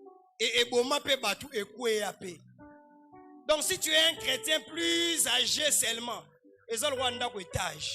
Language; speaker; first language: French; non-native, local second language; Lingala